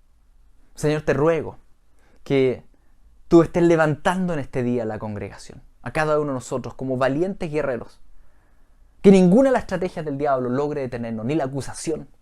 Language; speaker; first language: Spanish; native; Spanish